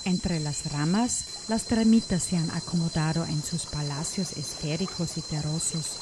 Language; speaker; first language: Spanish; non-native, fluent; German